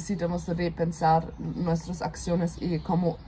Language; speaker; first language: Spanish; non-native, fluent; German